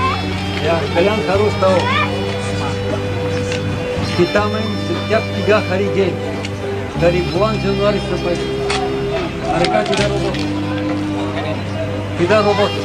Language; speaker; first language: Indonesian; non-native, fluent; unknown